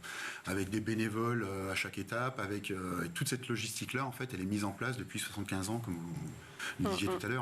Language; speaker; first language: French; native; French